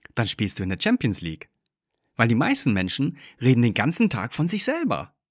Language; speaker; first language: German; non-native, fluent; English